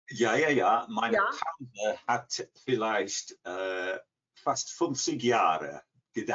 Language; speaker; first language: German; non-native, fluent; English